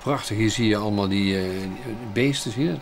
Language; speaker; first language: Dutch; native; Dutch